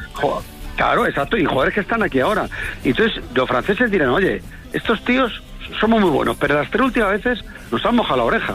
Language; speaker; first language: Spanish; native; Spanish